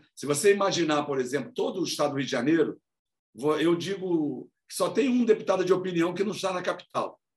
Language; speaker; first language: Portuguese; native; Portuguese